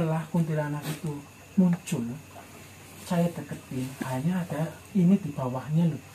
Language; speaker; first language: Indonesian; native; Indonesian